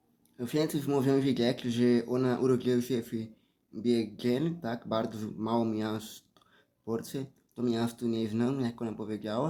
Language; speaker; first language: Polish; early bilingual, heritage; Portuguese